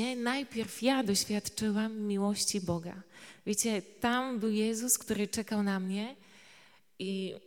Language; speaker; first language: Polish; native; Polish